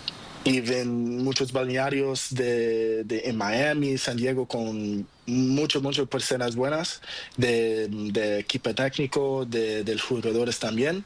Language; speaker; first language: Spanish; non-native, learner; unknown